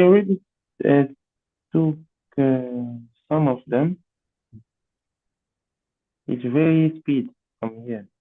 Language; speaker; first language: English; non-native, learner; Portuguese